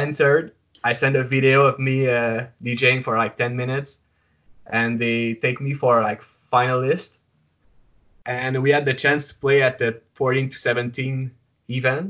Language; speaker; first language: English; non-native, fluent; French